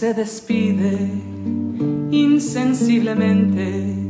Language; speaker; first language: Spanish; early bilingual, heritage; Spanish